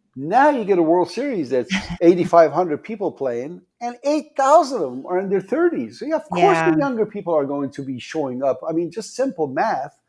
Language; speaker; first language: English; non-native, fluent; Persian